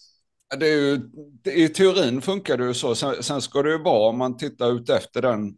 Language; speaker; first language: Swedish; native; Swedish